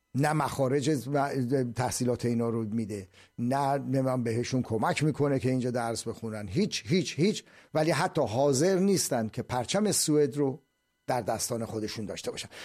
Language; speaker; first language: Persian; native; Persian